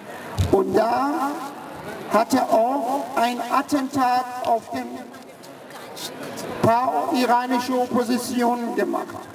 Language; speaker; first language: German; early bilingual, other home language; Persian